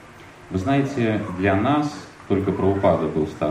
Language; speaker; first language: Russian; native; Russian